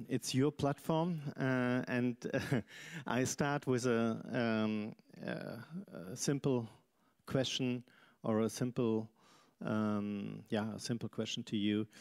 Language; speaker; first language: English; non-native, learner; German